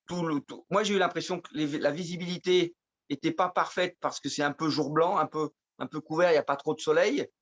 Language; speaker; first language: French; native; French